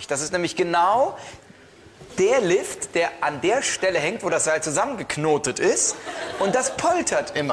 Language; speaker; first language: German; native; German